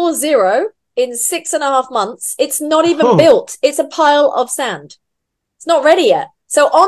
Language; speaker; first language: English; native; English